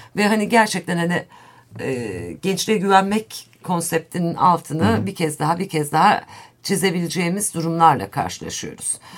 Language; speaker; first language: Turkish; native; Turkish